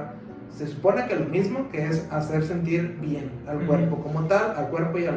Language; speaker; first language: Spanish; native; Spanish